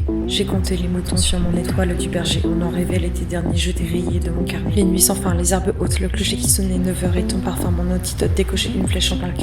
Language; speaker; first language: French; native; French